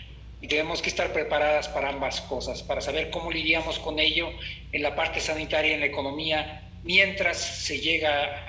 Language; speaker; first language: Spanish; native; Spanish